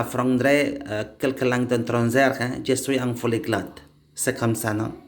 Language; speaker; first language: French; non-native, learner; Indonesian